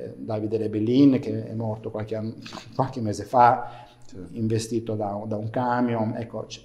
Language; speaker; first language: Italian; native; Italian